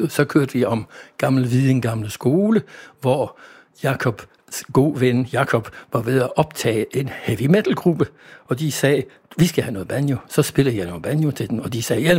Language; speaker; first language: Danish; non-native, fluent; English